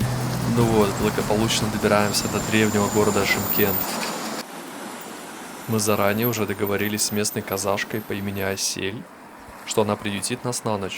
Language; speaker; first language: Russian; native; Russian